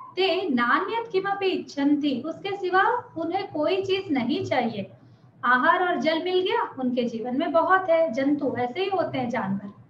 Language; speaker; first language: Hindi; native; Hindi